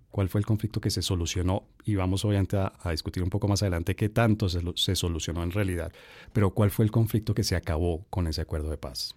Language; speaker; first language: Spanish; native; Spanish